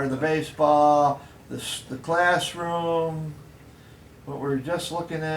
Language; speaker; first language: English; native; English